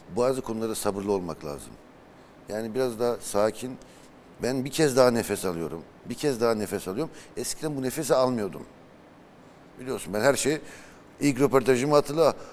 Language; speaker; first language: Turkish; early bilingual, heritage; Turkish